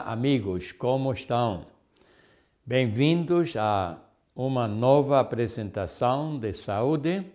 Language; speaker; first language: Portuguese; non-native, fluent; Spanish